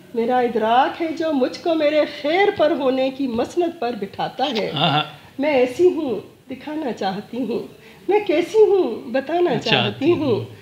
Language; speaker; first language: Urdu; native; Urdu